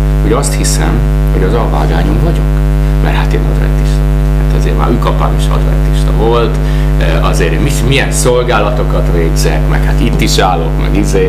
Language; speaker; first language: Hungarian; native; Hungarian